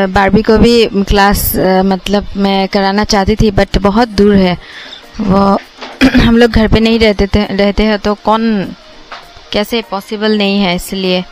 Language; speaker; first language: Hindi; non-native, local second language; Bangla